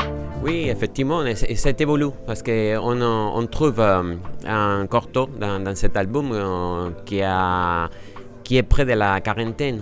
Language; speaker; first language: French; non-native, fluent; Spanish